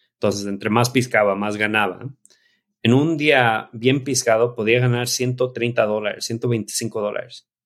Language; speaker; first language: Spanish; early bilingual, heritage; Spanish